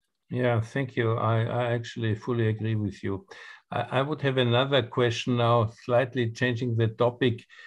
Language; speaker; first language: English; non-native, fluent; German